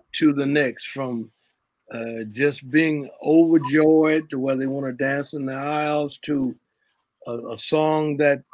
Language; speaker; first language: English; native; English